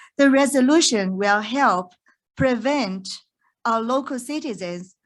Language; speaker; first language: English; non-native, fluent; Chinese